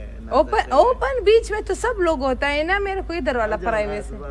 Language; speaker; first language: Hindi; non-native, local second language; Pashto